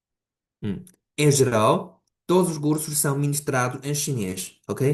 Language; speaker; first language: Portuguese; non-native, fluent; Chinese